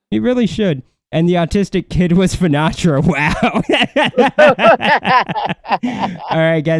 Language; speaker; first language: English; native; English